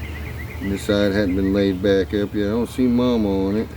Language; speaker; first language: English; native; English